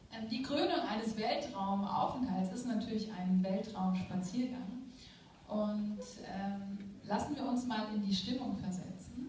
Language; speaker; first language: German; native; German